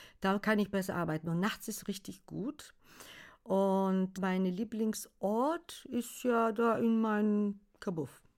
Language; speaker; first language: German; non-native, fluent; Bulgarian